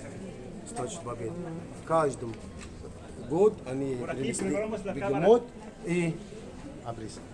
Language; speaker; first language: Russian; non-native, learner; Arabic